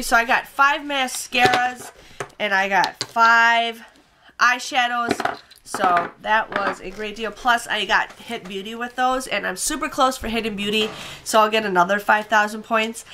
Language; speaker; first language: English; native; English